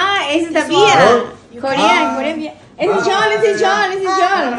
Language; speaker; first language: English; non-native, learner; Spanish